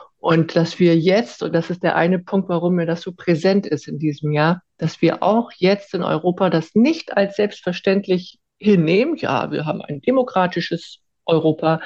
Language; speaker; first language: German; early bilingual, other home language; Icelandic